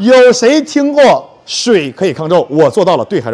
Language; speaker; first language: Chinese; native; Chinese